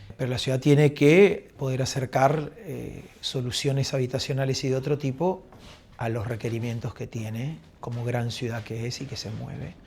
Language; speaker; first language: Spanish; native; Spanish